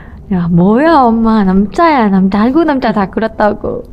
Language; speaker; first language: Korean; non-native, learner; Thai